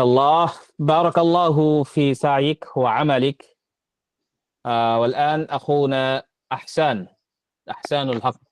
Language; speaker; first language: Arabic; non-native, fluent; Bangla